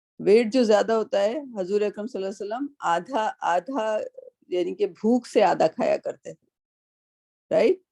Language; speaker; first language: Urdu; native; Urdu